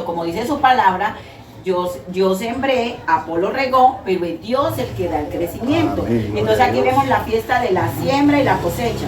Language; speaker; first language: Spanish; native; Spanish